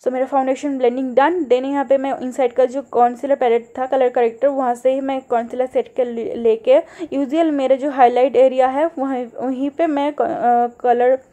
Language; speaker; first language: Hindi; non-native, local second language; Bangla